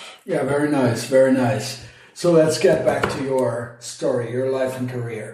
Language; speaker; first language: English; non-native, fluent; German